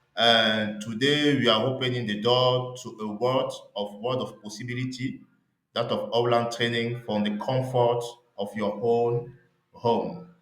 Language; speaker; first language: English; non-native, local second language; French